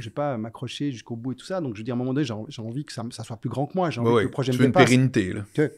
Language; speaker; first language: French; native; French